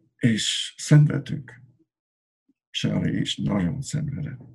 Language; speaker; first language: Hungarian; non-native, learner; English